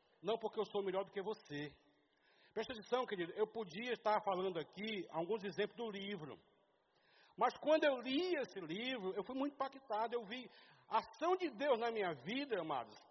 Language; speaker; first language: Portuguese; native; Portuguese